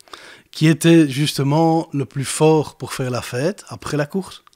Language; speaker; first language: French; native; French